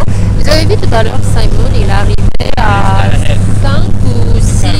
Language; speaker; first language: French; native; French